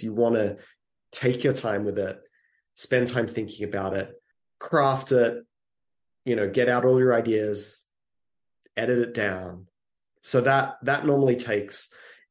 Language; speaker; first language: English; native; English